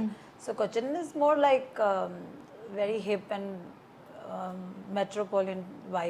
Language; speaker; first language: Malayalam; non-native, local second language; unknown